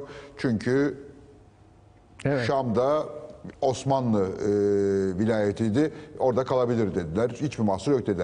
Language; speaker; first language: Turkish; native; Turkish